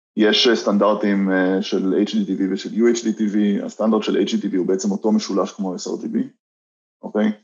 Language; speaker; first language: Hebrew; native; Hebrew